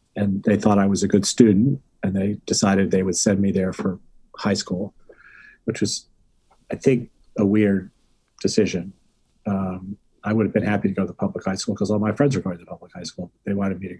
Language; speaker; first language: English; native; English